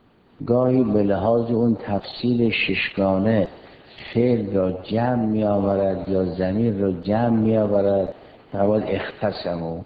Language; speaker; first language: Persian; native; Persian